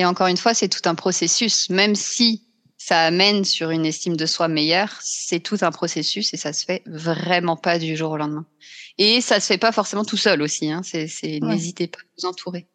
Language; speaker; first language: French; native; French